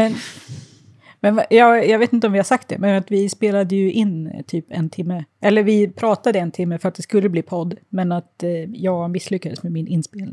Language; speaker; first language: Swedish; native; Swedish